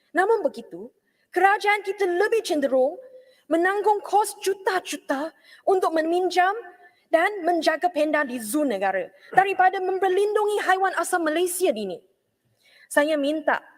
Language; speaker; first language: Malay; non-native, local second language; Chinese